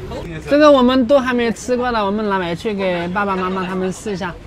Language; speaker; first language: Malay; non-native, learner; Chinese